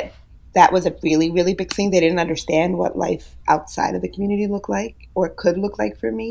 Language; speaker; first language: English; early bilingual, other home language; Yiddish